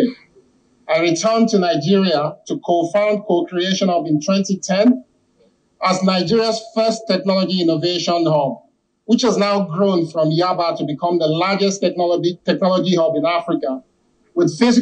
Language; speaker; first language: English; non-native, local second language; Yoruba